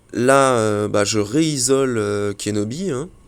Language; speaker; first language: French; native; French